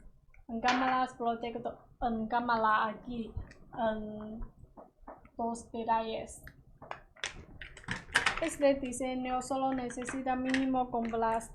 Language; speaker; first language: Spanish; non-native, learner; Chinese